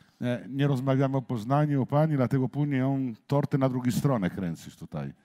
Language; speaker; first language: Polish; non-native, learner; Italian